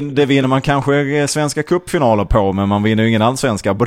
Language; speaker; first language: Swedish; native; Swedish